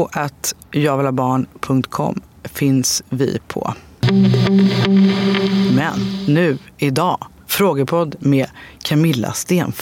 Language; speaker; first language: Swedish; native; Swedish